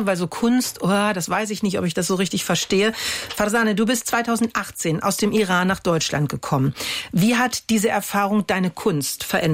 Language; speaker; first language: German; native; German